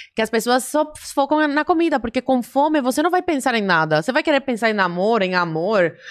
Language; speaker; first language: Portuguese; early bilingual, other home language; Spanish